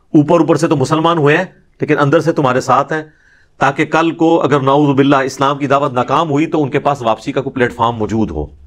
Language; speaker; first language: Urdu; non-native, local second language; Punjabi